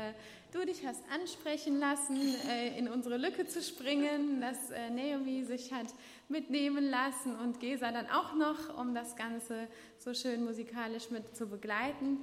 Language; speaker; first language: German; native; German